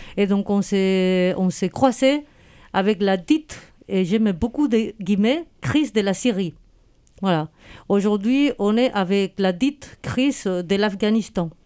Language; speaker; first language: French; non-native, fluent; Spanish